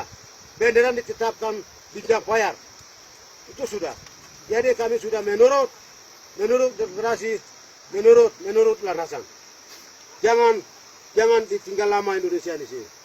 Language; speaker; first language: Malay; non-native, local second language; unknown